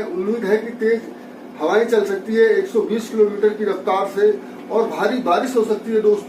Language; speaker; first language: Hindi; native; Hindi